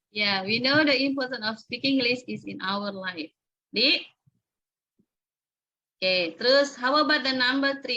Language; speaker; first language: English; non-native, learner; Indonesian